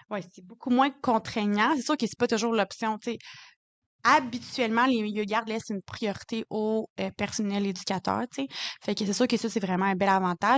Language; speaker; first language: French; native; French